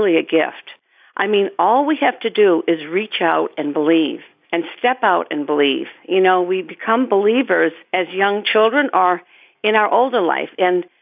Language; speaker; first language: English; native; English